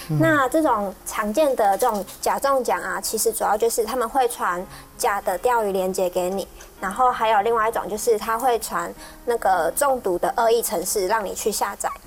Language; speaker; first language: Chinese; native; Chinese